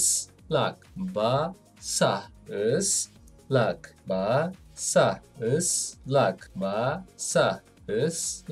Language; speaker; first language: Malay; non-native, learner; Turkish